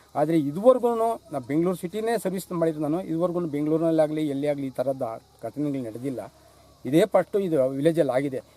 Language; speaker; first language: Kannada; native; Kannada